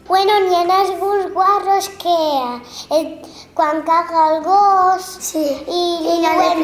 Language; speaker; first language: Catalan; non-native, local second language; Spanish